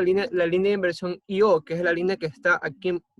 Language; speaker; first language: Spanish; native; Spanish